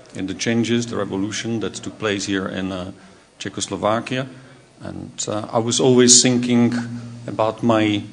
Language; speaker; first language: English; non-native, fluent; Czech